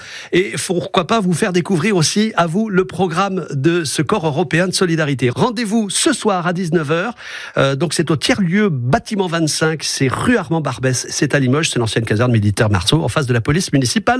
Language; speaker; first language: French; native; French